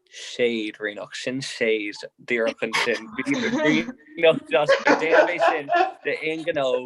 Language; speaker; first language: Irish; non-native, local second language; English